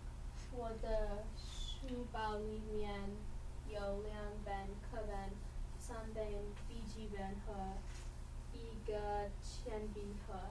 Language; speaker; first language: Chinese; non-native, learner; English